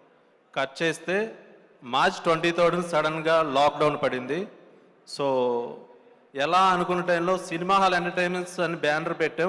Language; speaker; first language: Telugu; native; Telugu